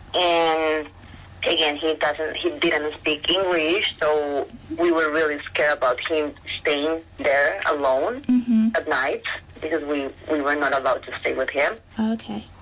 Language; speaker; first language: English; non-native, learner; Spanish